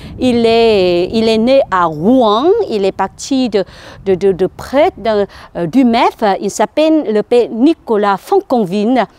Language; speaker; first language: French; non-native, learner; Vietnamese